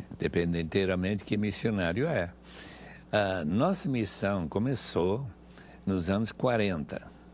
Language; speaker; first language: Portuguese; non-native, fluent; English